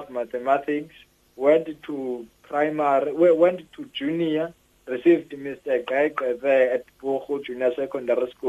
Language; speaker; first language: English; non-native, local second language; Xhosa